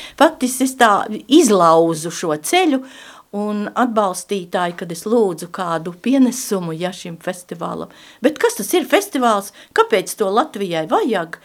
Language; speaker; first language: Latvian; native; Latvian